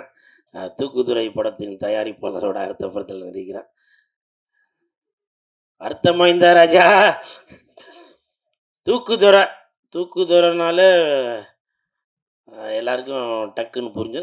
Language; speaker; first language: Tamil; native; Tamil